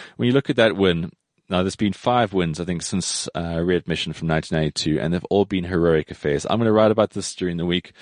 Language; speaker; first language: English; native; English